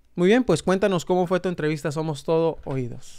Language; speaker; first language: Spanish; native; Spanish